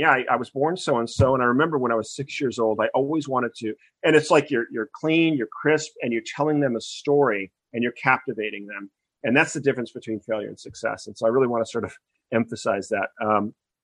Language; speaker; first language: English; native; English